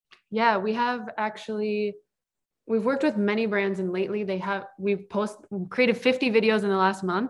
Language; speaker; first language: English; native; English